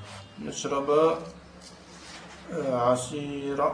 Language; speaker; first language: Arabic; non-native, learner; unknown